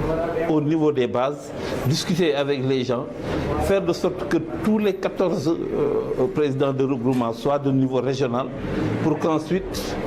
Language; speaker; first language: French; non-native, local second language; Wolof